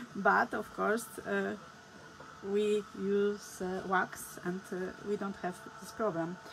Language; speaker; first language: English; non-native, learner; Polish